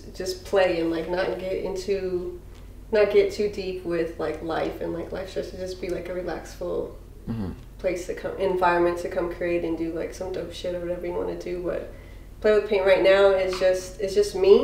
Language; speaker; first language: English; native; English